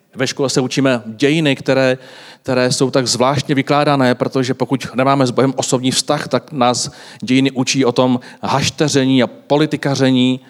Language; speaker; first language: Czech; native; Czech